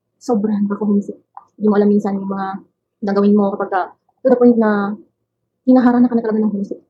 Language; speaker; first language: Filipino; non-native, local second language; Cebuano